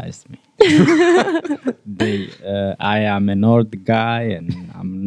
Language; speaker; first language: English; non-native, local second language; Kinyarwanda